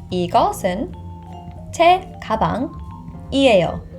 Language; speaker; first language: Korean; non-native, fluent; English